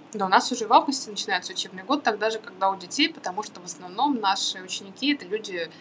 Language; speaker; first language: Russian; native; Russian